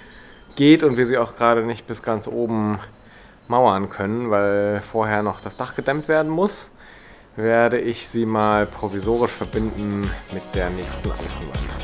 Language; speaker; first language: German; native; German